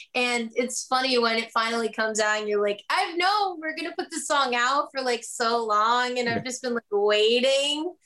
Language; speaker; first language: English; native; English